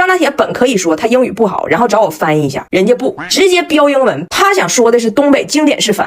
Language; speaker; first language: Chinese; native; Chinese